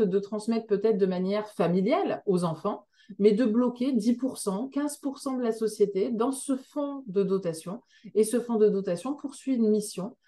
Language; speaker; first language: French; native; French